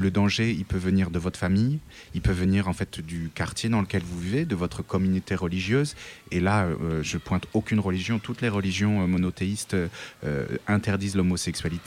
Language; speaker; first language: French; native; French